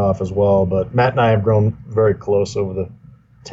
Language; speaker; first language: English; native; English